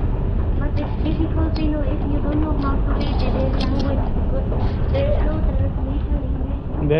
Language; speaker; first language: English; non-native, local second language; Filipino